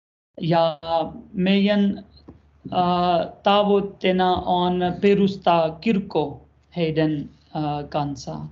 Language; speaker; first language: Finnish; non-native, learner; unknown